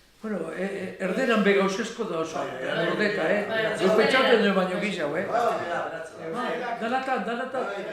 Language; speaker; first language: Basque; native; Basque